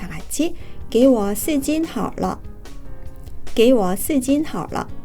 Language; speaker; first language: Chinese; non-native, fluent; Korean